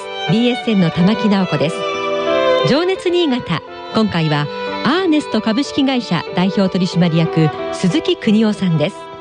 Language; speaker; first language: Japanese; native; Japanese